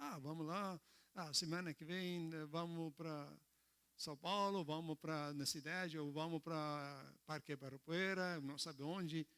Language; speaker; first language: Portuguese; non-native, learner; Arabic